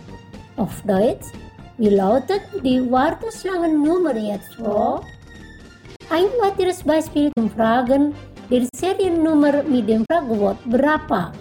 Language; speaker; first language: German; non-native, fluent; Indonesian